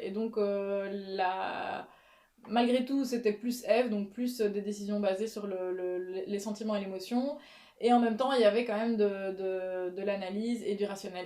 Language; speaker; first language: French; native; French